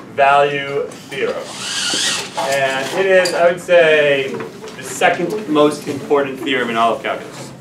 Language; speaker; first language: English; native; English